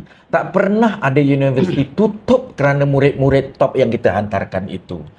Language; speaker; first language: Malay; native; Malay